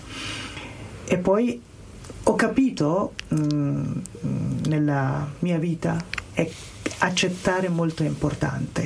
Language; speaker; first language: Italian; non-native, learner; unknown